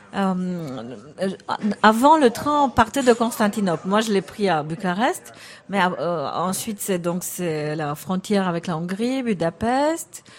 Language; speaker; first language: French; non-native, fluent; Romanian